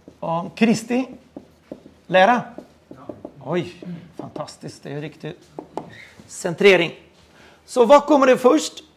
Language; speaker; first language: Swedish; non-native, fluent; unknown